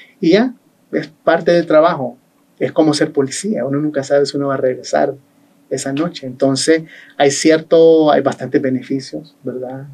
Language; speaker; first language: Spanish; early bilingual, heritage; Spanish